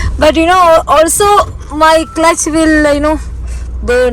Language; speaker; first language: English; non-native, local second language; Malayalam